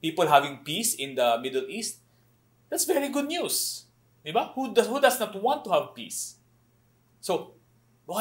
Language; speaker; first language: English; non-native, local second language; Cebuano